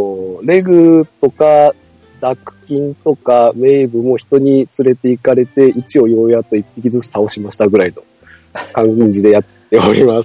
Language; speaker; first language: Japanese; native; Japanese